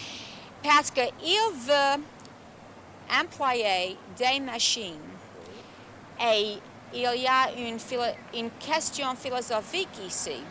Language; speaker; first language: French; non-native, learner; English